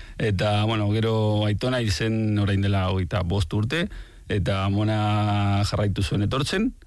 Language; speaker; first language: Basque; non-native, fluent; Spanish